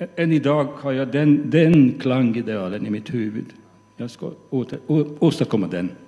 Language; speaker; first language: Swedish; non-native, fluent; Hungarian